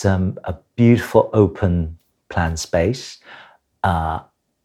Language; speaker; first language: English; non-native, local second language; Cantonese